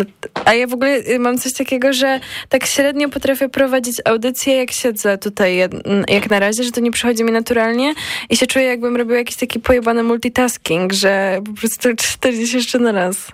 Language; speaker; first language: Polish; native; Polish